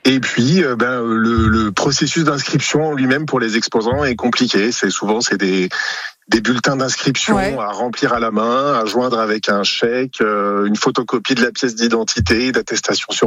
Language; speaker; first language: French; native; French